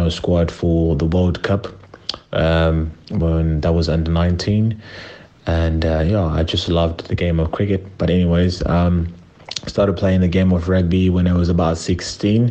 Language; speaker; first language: English; non-native, local second language; Shona